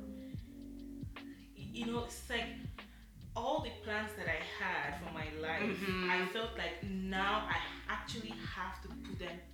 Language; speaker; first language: English; non-native, local second language; Yoruba